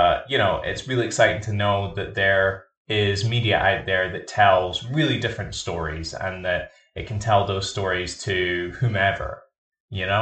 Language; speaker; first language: English; native; English